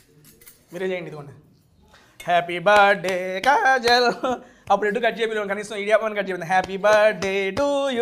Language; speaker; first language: Telugu; native; Telugu